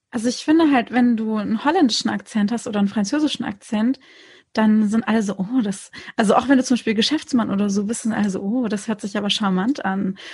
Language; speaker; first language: German; early bilingual, other home language; Turkish